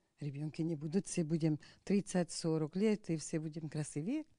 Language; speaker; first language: Russian; non-native, learner; Slovak